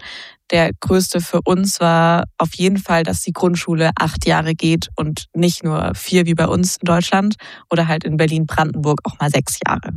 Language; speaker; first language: German; native; German